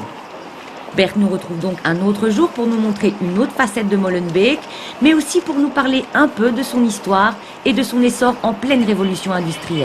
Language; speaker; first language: French; native; French